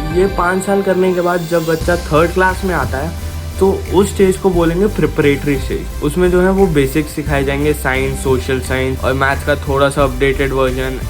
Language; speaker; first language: Hindi; native; Hindi